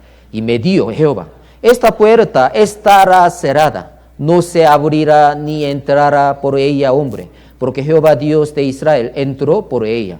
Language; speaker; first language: Spanish; non-native, learner; Korean